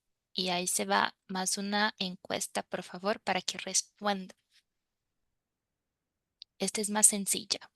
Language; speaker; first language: Spanish; non-native, fluent; Portuguese